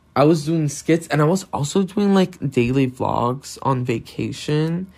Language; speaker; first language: English; non-native, fluent; Portuguese